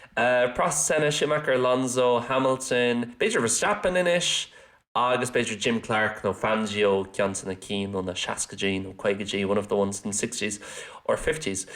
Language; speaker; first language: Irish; non-native, local second language; English